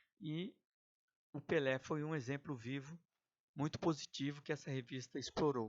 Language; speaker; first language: Portuguese; native; Portuguese